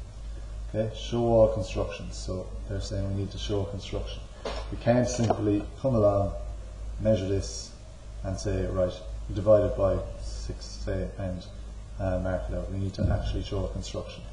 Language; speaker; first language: English; native; English